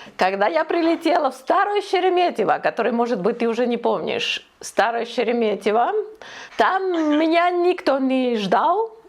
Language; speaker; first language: Russian; non-native, fluent; Spanish